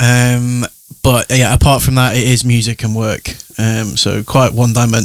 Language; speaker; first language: English; native; English